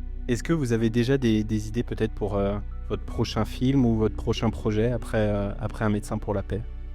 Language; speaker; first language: French; native; French